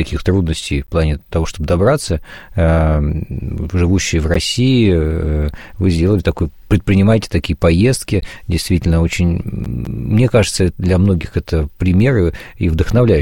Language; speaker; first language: Russian; native; Russian